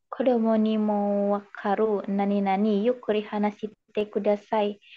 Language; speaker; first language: Japanese; non-native, learner; Indonesian